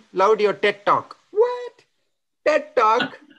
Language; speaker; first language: English; non-native, local second language; Tamil